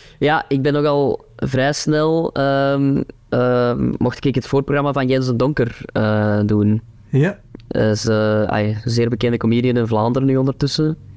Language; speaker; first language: Dutch; native; Dutch